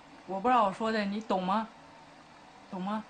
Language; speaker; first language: Chinese; native; Chinese